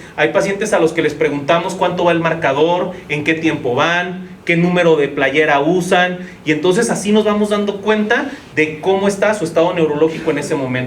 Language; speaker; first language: Spanish; native; Spanish